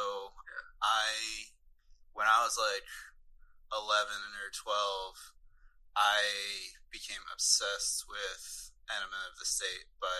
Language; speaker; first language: English; native; English